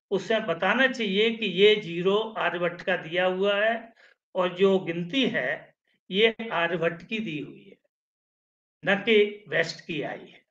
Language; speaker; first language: Hindi; native; Hindi